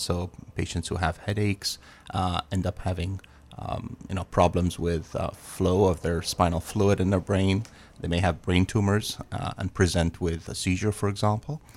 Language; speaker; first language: English; native; English